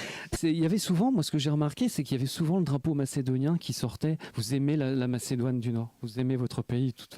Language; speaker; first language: French; native; French